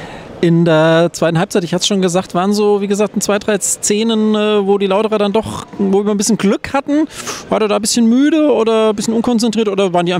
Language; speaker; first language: German; native; German